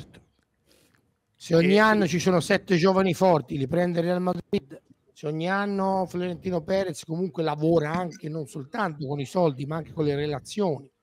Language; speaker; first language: Italian; native; Italian